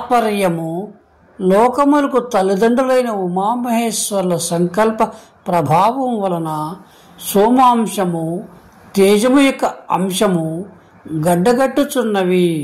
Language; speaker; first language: Telugu; native; Telugu